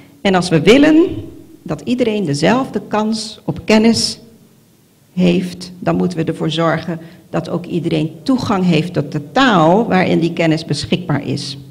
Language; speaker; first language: Dutch; non-native, local second language; Papiamento